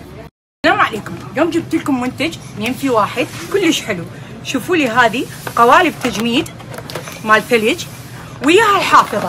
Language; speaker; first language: Arabic; native; Arabic